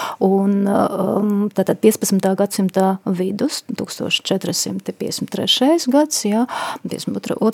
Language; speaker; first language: Latvian; non-native, local second language; Russian